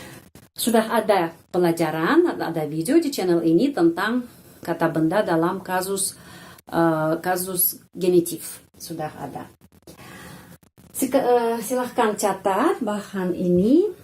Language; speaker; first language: Indonesian; non-native, fluent; Russian